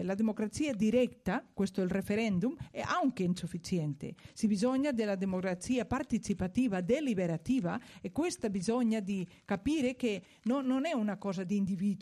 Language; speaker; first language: Italian; non-native, fluent; Spanish